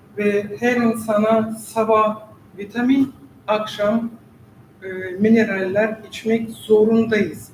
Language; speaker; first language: Turkish; non-native, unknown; Russian